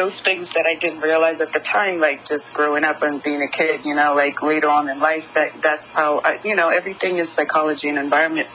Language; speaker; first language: English; non-native, fluent; Russian